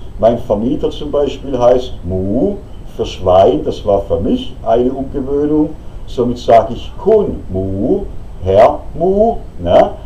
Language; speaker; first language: German; native; German